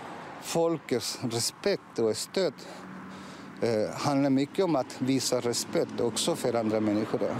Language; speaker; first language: Swedish; non-native, fluent; Arabic